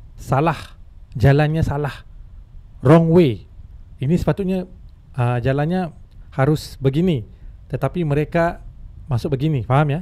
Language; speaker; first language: Malay; native; Malay